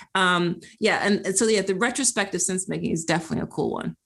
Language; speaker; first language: English; native; English